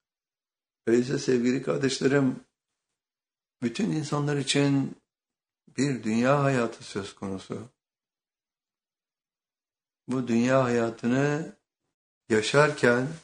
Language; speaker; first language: Turkish; native; Turkish